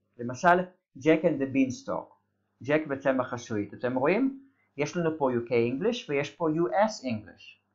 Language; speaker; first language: Hebrew; native; Hebrew